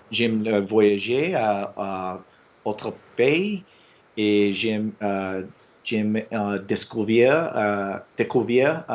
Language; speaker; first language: French; non-native, learner; English